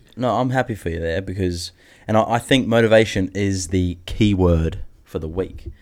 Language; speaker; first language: English; native; English